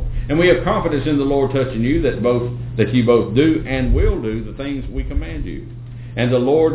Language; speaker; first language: English; native; English